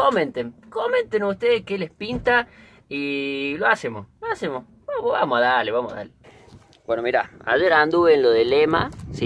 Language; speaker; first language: Spanish; native; Spanish